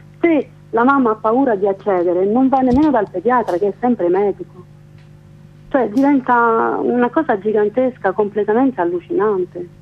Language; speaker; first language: Italian; non-native, fluent; French